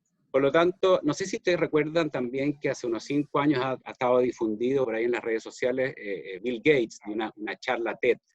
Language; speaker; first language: Spanish; native; Spanish